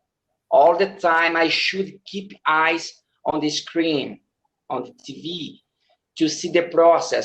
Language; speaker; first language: English; non-native, learner; Portuguese